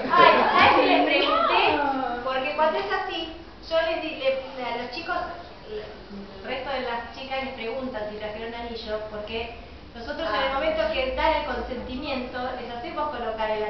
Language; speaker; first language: Spanish; native; Spanish